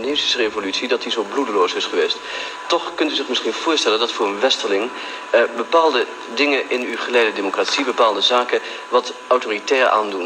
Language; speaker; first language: Dutch; native; Dutch